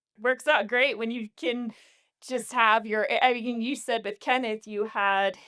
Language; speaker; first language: English; native; English